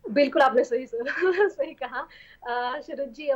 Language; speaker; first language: Hindi; non-native, fluent; Armenian